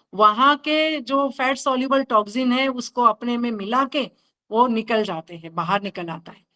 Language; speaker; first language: Hindi; non-native, local second language; Marathi